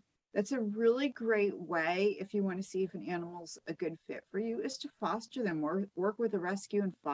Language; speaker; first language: English; native; English